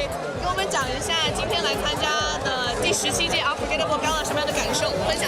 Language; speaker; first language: Chinese; native; Chinese